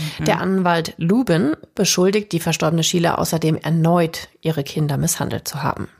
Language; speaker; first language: German; native; German